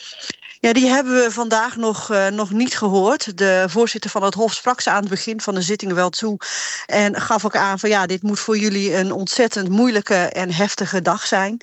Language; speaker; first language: Dutch; native; Dutch